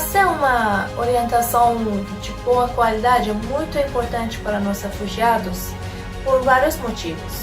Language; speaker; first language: Portuguese; non-native, fluent; Persian